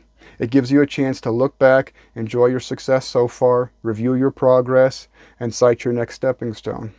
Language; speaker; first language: English; native; English